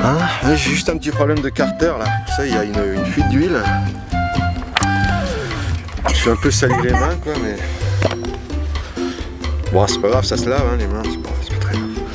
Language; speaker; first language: French; native; French